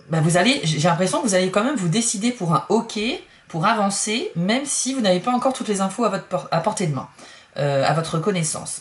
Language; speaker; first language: French; native; French